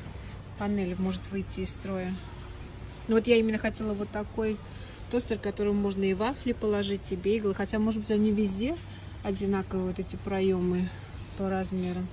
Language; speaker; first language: Russian; native; Russian